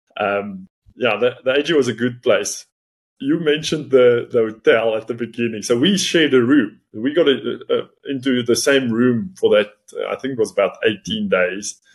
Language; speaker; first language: English; non-native, local second language; Afrikaans